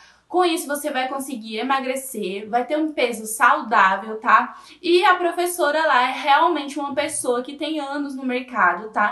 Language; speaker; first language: Portuguese; native; Portuguese